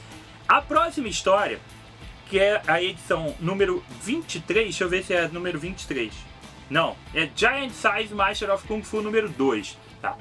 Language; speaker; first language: Portuguese; native; Portuguese